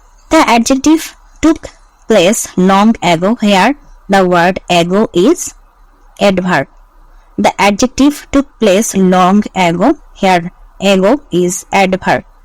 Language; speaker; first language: English; non-native, local second language; Bangla